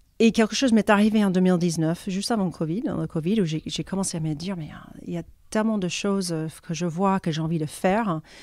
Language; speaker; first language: French; non-native, fluent; English